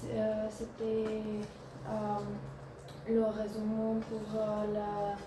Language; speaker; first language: French; non-native, learner; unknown